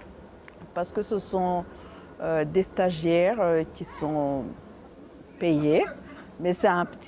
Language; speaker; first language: French; non-native, local second language; Kinyarwanda